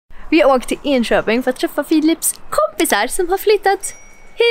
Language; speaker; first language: Swedish; non-native, fluent; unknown